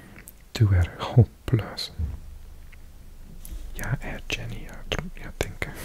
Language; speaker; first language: Swedish; non-native, learner; English